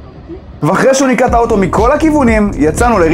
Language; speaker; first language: Hebrew; native; Hebrew